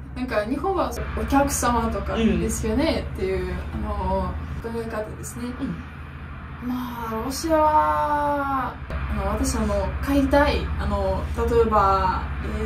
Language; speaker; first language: Japanese; non-native, fluent; Russian